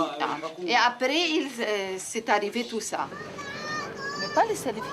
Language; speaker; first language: French; non-native, learner; Arabic